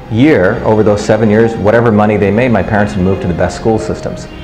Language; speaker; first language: English; early bilingual, other home language; Tamil